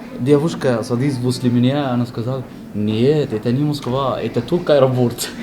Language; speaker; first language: Russian; non-native, learner; Arabic